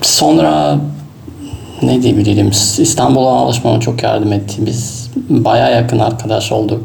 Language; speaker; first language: Turkish; non-native, fluent; Russian